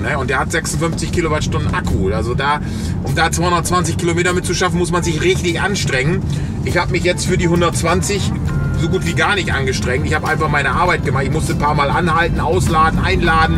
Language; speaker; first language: German; native; German